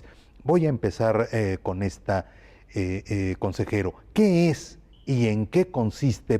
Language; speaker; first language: Spanish; native; Spanish